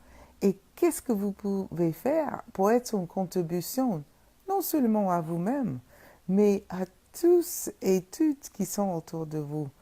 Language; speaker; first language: French; non-native, fluent; English